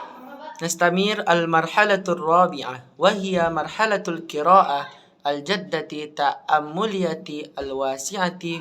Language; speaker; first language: Arabic; non-native, learner; Indonesian